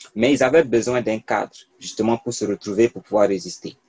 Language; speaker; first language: French; non-native, local second language; Mossi